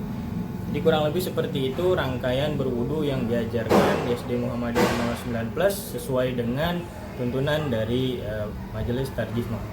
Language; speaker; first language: Indonesian; native; Indonesian